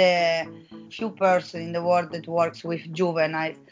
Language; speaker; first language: English; non-native, fluent; Italian